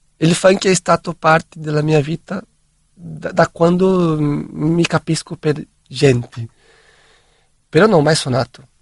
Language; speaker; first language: Italian; non-native, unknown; Portuguese